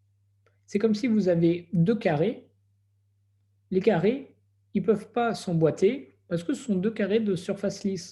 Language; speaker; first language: French; native; French